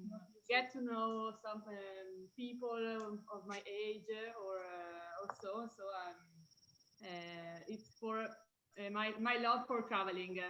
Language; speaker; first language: English; non-native, fluent; Italian